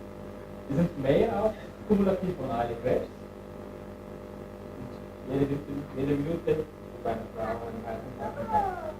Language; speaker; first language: German; non-native, learner; Turkish